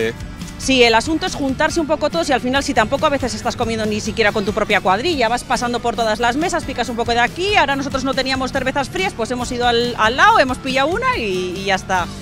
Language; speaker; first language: Spanish; native; Spanish